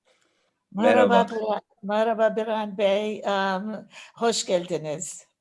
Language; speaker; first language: Turkish; non-native, learner; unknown